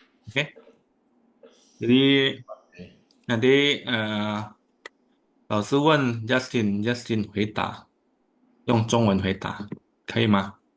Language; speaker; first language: Chinese; non-native, fluent; Indonesian